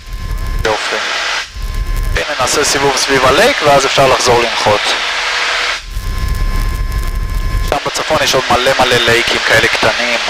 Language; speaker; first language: Hebrew; native; Hebrew